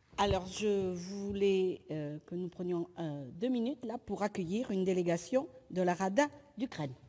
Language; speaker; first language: French; native; French